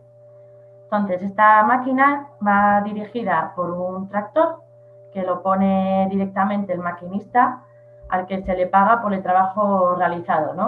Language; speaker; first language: Spanish; native; Spanish